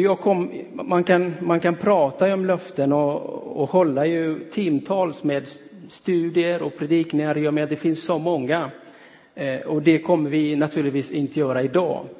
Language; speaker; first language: Swedish; non-native, fluent; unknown